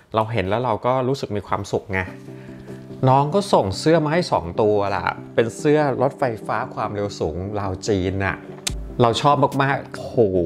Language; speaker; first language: Thai; native; Thai